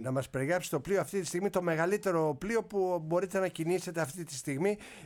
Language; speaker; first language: Greek; native; Greek